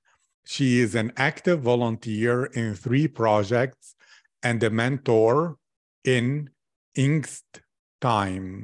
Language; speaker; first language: English; non-native, fluent; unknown